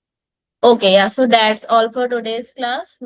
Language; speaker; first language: English; non-native, local second language; Hindi